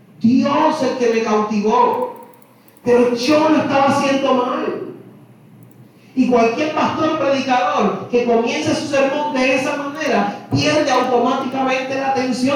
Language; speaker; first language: Spanish; native; Spanish